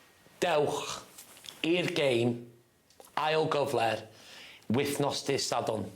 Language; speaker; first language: Welsh; non-native, learner; English